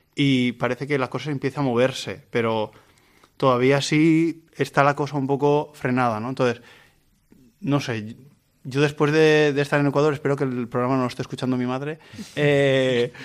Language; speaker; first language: Spanish; native; Spanish